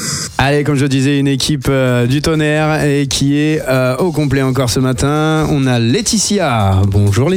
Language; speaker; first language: French; native; French